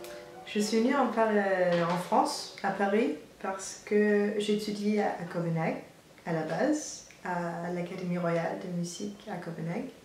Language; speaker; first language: French; non-native, fluent; Danish